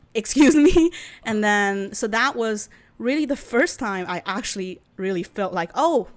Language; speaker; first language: English; non-native, fluent; Chinese